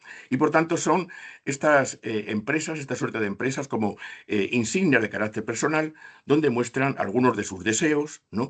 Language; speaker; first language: Spanish; native; Spanish